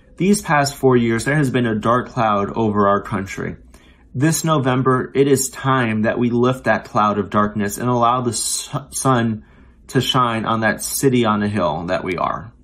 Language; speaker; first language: English; native; English